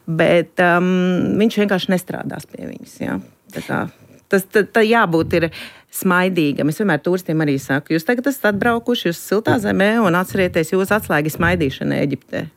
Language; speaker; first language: Latvian; native; Latvian